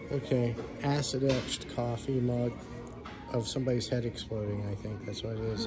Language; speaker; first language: English; native; English